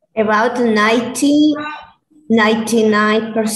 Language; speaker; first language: English; non-native, learner; Spanish